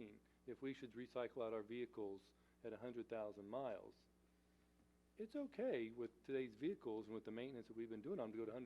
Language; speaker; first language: English; native; English